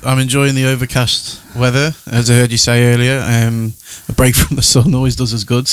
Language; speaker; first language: English; native; English